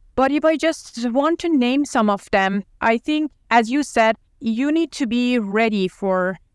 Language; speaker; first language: English; non-native, fluent; Persian